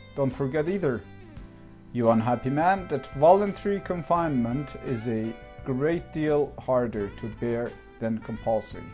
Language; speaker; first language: English; non-native, fluent; Azerbaijani